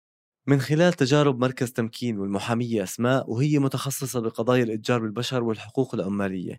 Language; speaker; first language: Arabic; native; Arabic